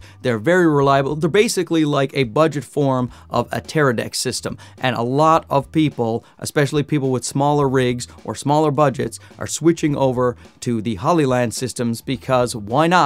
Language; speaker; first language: English; native; English